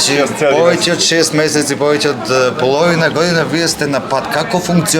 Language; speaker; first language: Macedonian; native; Macedonian